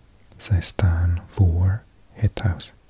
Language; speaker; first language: Dutch; non-native, learner; English